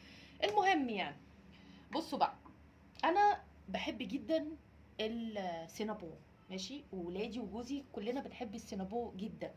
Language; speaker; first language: Arabic; native; Arabic